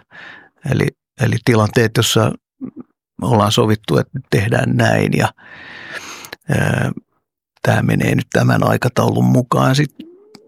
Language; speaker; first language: Finnish; early bilingual, other home language; Oromo